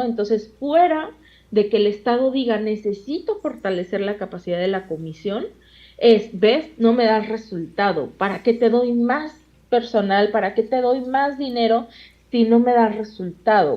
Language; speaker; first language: Spanish; native; Spanish